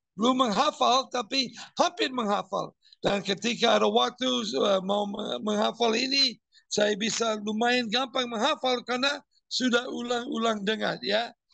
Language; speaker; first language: Indonesian; non-native, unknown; English